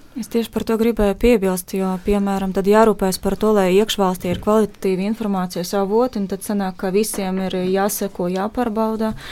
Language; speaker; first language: Latvian; non-native, fluent; Ukrainian